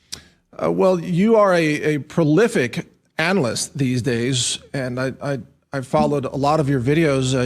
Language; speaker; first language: English; native; English